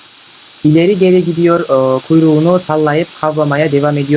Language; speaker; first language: Turkish; non-native, fluent; Kyrgyz